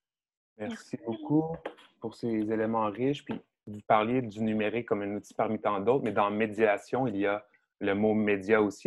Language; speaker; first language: French; native; French